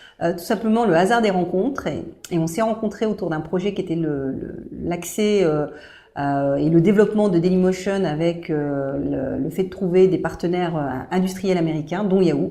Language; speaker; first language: French; native; French